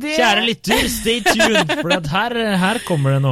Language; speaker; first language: Norwegian; native; Norwegian